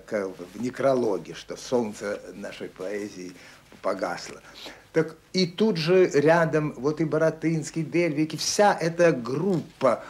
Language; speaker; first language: Russian; native; Russian